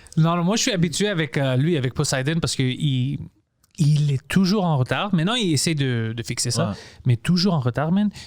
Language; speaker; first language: French; early bilingual, other home language; Greek